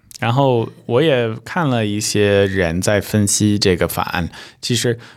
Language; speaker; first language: Chinese; early bilingual, heritage; Chinese